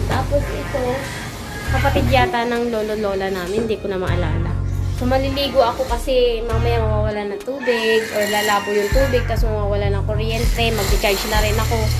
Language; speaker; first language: Filipino; non-native, local second language; Bikol